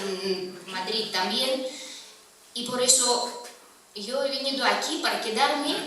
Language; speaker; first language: Spanish; non-native, fluent; Russian